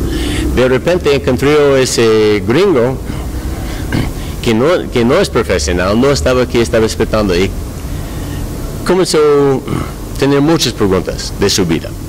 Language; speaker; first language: Spanish; non-native, learner; English